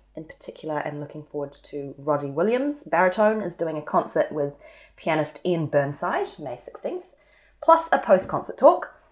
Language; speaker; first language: English; native; English